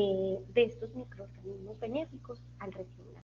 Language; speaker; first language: Spanish; native; Spanish